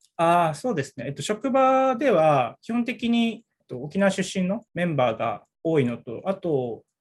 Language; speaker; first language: Japanese; native; Japanese